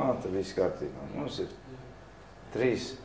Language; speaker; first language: Latvian; native; Latvian